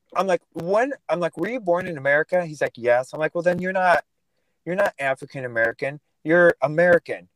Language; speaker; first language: English; early bilingual, other home language; Russian